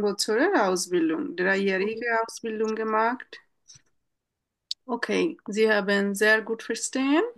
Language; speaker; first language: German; non-native, learner; Bangla